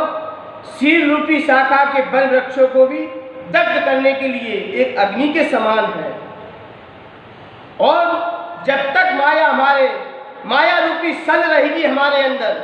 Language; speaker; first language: Hindi; native; Hindi